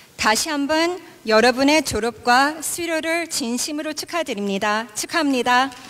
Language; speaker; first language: Korean; native; Korean